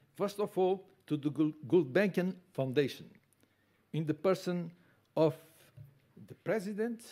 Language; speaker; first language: English; non-native, fluent; Portuguese